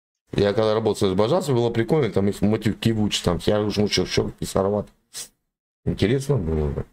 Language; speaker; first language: Russian; native; Russian